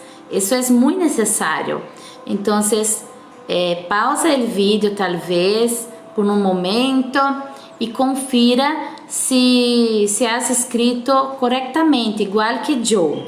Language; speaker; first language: Spanish; non-native, fluent; Portuguese